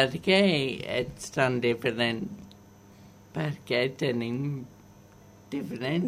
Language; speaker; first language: Catalan; non-native, learner; English